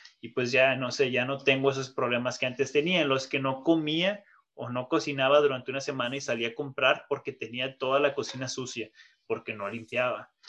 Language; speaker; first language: Spanish; native; Spanish